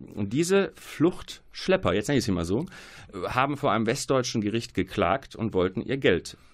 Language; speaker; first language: German; early bilingual, other home language; Arabic